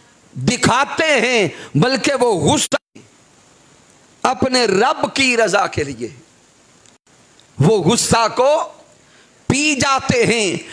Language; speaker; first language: Urdu; native; Urdu